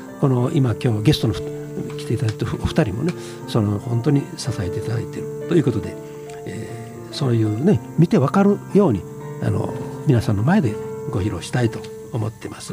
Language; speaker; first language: Japanese; native; Japanese